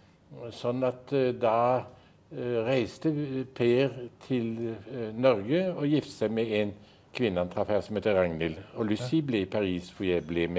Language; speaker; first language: Norwegian; early bilingual, heritage; Norwegian